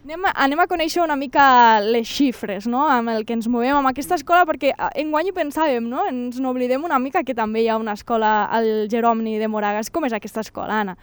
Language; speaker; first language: Catalan; native; Catalan